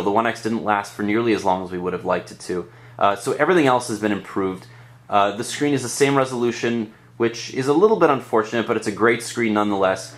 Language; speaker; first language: English; native; English